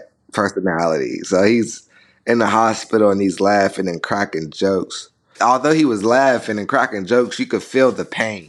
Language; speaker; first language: English; native; English